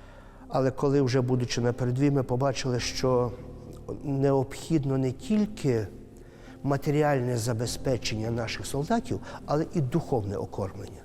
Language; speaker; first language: Ukrainian; native; Ukrainian